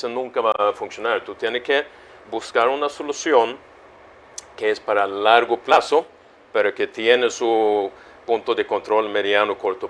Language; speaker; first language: Spanish; non-native, fluent; Swedish